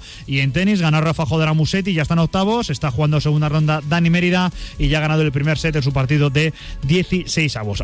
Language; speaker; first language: Spanish; native; Spanish